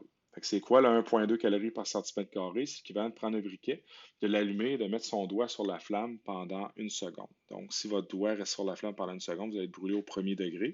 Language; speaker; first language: French; native; French